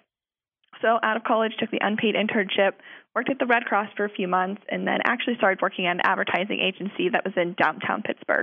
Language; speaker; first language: English; native; English